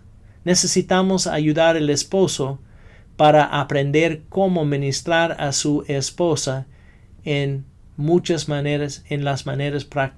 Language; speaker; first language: Spanish; non-native, fluent; English